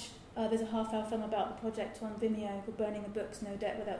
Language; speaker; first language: English; native; English